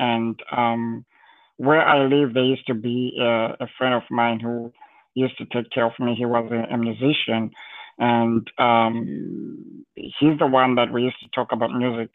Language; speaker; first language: English; non-native, local second language; Shona